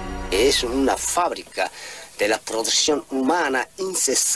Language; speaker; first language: Spanish; non-native, fluent; Korean